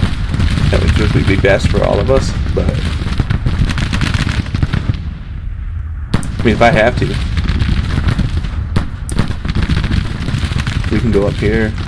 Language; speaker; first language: English; native; English